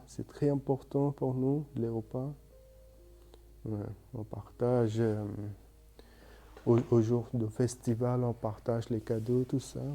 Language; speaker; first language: French; non-native, learner; Bangla